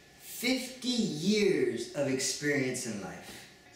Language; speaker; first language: English; early bilingual, other home language; Spanish